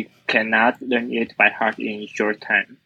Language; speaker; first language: English; non-native, learner; Chinese